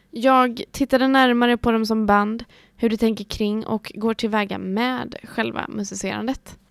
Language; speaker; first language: Swedish; native; Swedish